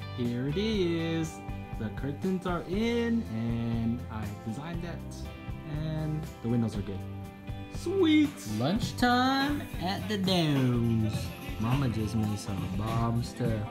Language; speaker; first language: English; native; English